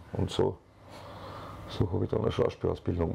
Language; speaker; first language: German; native; German